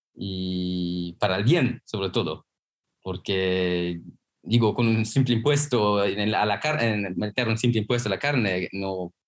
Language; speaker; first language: Spanish; non-native, fluent; Luxembourgish